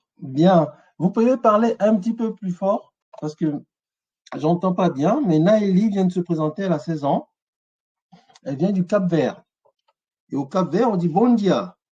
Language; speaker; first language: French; non-native, local second language; Ewe